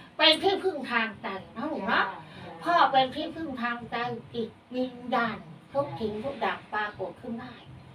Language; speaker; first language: Thai; native; Thai